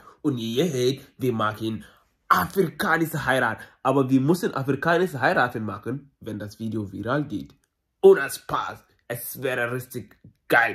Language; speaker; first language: German; non-native, learner; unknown